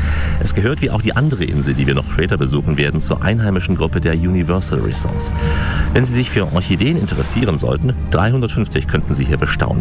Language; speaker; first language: German; native; German